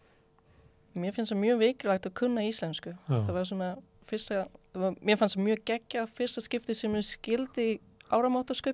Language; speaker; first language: Icelandic; non-native, fluent; Swedish